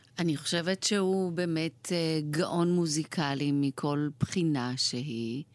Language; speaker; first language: Hebrew; early bilingual, other home language; Persian